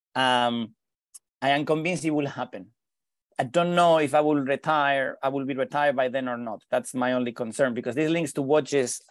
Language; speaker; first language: English; non-native, fluent; Spanish